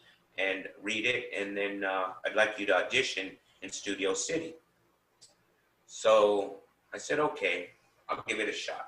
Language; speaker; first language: English; native; English